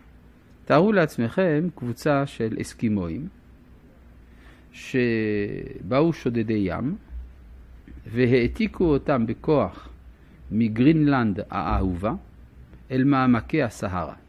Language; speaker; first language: Hebrew; non-native, fluent; French